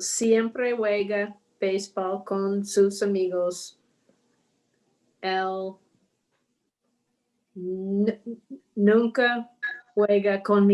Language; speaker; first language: Spanish; non-native, learner; English